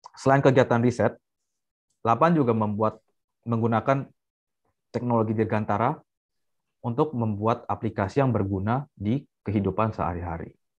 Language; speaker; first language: Indonesian; native; Indonesian